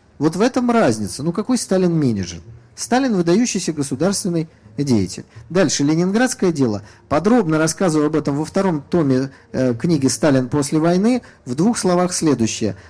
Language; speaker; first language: Russian; native; Russian